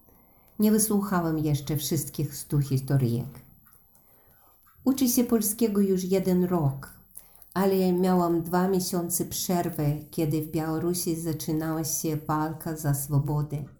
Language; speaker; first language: Polish; non-native, learner; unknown